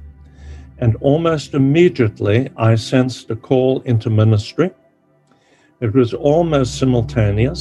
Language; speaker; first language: English; native; English